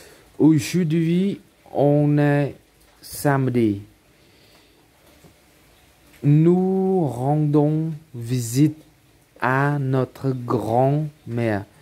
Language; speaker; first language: French; non-native, learner; Khmer